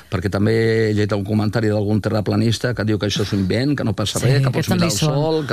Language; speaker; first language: Catalan; native; Catalan